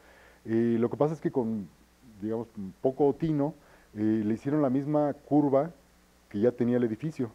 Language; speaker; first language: Spanish; native; Spanish